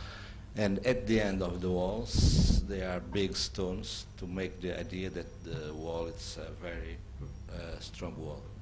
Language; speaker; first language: English; non-native, learner; Portuguese